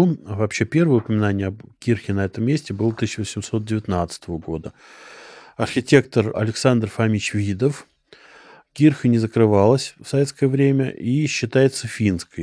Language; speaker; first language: Russian; native; Russian